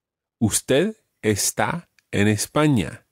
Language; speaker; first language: Spanish; non-native, fluent; English